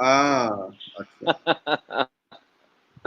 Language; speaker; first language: Hindi; non-native, learner; English